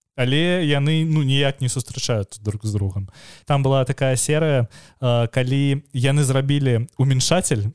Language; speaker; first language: Belarusian; non-native, local second language; Russian